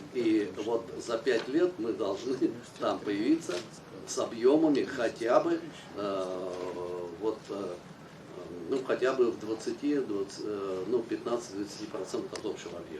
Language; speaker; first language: Russian; native; Russian